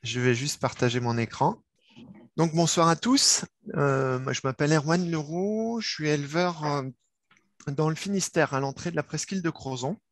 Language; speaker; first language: French; native; French